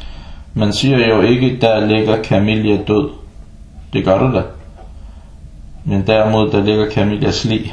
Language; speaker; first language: Danish; non-native, fluent; Arabic